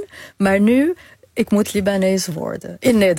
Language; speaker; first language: Dutch; non-native, fluent; Arabic